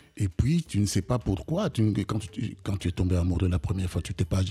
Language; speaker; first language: French; non-native, local second language; Kongo